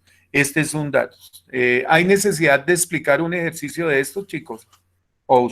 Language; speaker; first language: Spanish; native; Spanish